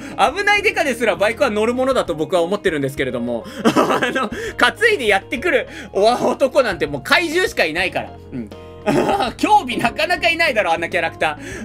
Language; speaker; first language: Japanese; native; Japanese